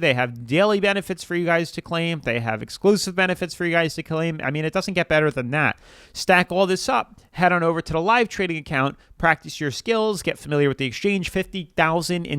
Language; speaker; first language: English; native; English